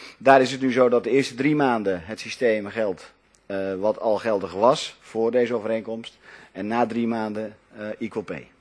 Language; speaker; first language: Dutch; native; Dutch